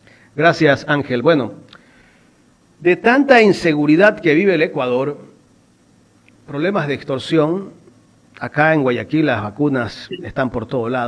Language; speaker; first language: Spanish; native; Spanish